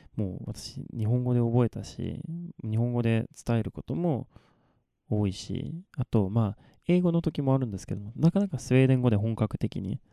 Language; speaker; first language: Japanese; non-native, fluent; Swedish